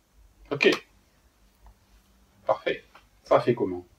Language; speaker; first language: French; native; French